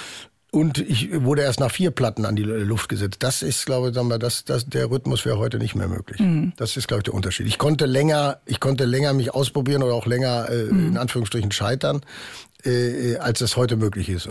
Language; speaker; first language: German; native; German